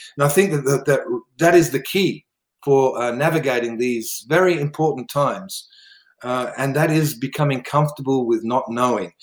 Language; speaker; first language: English; native; English